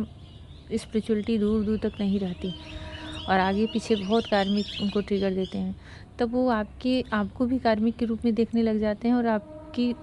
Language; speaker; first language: Hindi; native; Hindi